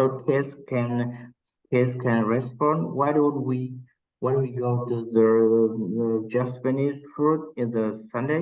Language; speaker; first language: English; non-native, learner; Vietnamese